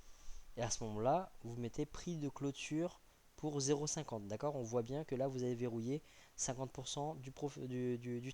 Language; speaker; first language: French; native; French